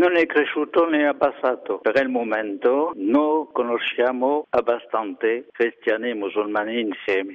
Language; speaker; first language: Italian; non-native, learner; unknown